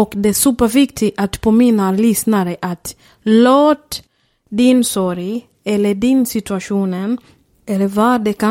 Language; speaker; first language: Swedish; non-native, fluent; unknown